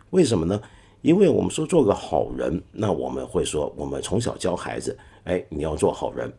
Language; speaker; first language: Chinese; non-native, local second language; Cantonese